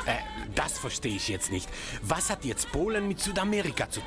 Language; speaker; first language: German; native; German